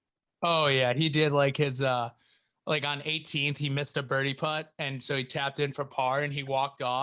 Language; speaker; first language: English; native; English